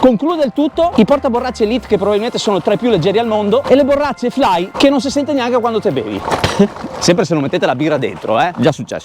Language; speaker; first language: Italian; native; Italian